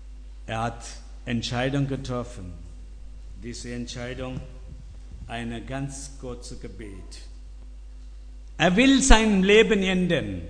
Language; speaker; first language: German; non-native, learner; Tamil